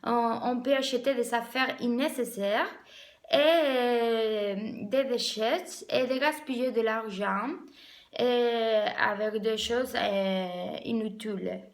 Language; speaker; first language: French; non-native, learner; Spanish